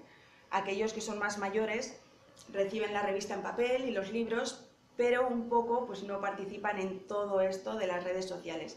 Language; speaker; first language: Spanish; native; Spanish